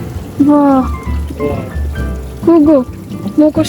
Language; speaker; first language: Korean; non-native, learner; Filipino